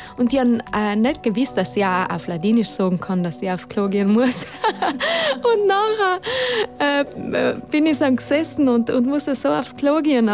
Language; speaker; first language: German; non-native, local second language; Ladin